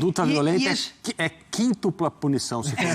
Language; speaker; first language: Portuguese; native; Portuguese